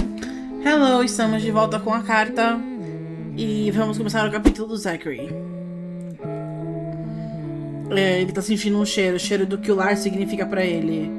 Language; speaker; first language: Portuguese; native; Portuguese